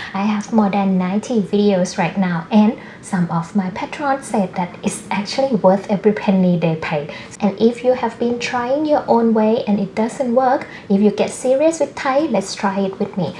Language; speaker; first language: English; non-native, fluent; Thai